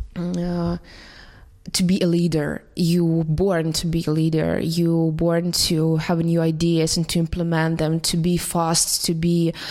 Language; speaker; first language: English; non-native, fluent; Russian